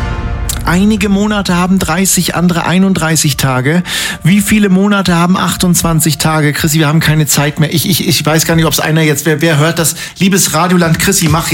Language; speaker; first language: German; native; German